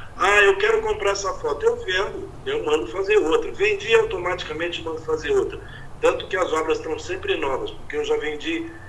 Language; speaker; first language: Portuguese; native; Portuguese